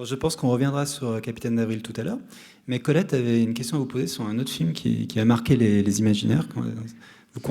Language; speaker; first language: French; native; French